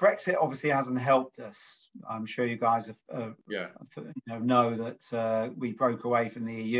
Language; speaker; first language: English; native; English